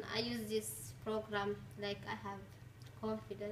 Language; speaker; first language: English; non-native, learner; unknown